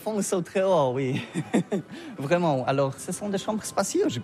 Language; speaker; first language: French; non-native, learner; Polish